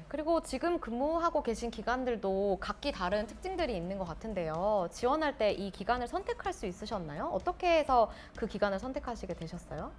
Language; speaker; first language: Korean; native; Korean